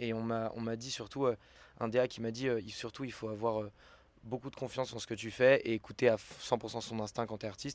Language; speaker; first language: French; native; French